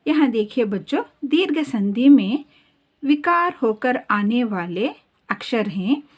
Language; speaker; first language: Hindi; non-native, local second language; Kannada